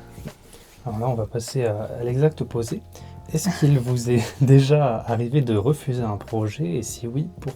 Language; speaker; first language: French; native; French